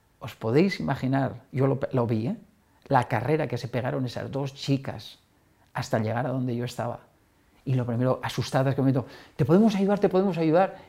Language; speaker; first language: Spanish; native; Spanish